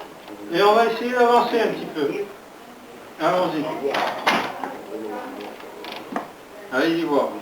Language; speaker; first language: French; native; French